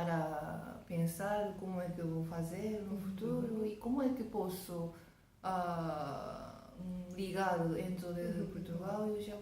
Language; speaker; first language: Portuguese; non-native, fluent; Japanese